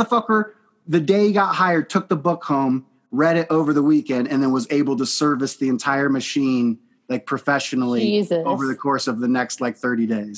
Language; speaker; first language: English; native; English